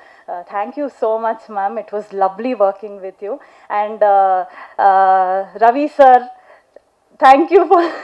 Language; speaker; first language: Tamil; non-native, learner; Kannada